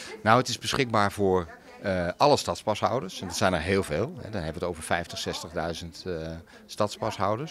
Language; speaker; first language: Dutch; native; Dutch